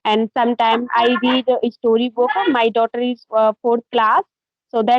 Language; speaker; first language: English; non-native, learner; Hindi